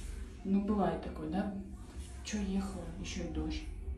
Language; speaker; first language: Russian; native; Russian